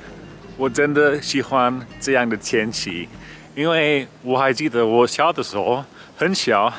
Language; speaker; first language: Chinese; non-native, learner; German